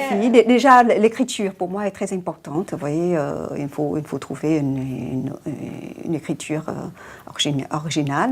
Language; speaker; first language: French; non-native, fluent; Vietnamese